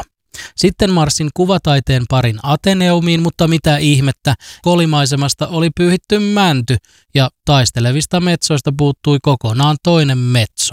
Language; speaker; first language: Finnish; native; Finnish